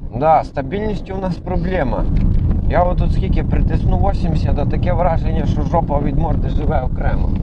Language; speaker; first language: Ukrainian; native; Ukrainian